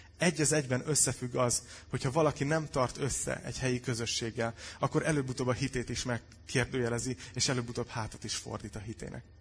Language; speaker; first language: Hungarian; native; Hungarian